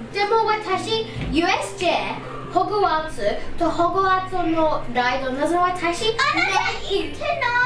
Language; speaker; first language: Japanese; non-native, learner; English